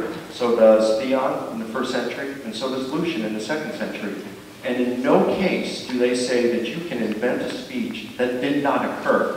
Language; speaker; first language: English; native; English